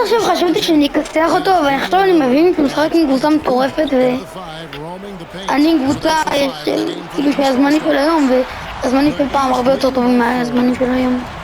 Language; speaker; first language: Hebrew; native; Hebrew